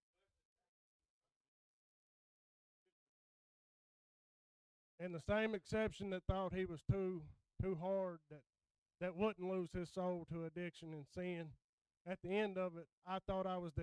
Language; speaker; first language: English; native; English